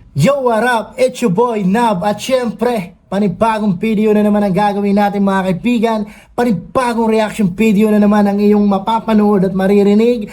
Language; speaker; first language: Filipino; non-native, local second language; Masbatenyo